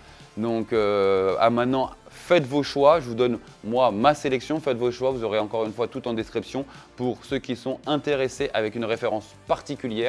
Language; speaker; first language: French; native; French